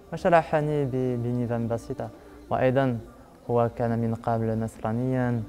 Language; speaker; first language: Arabic; non-native, learner; French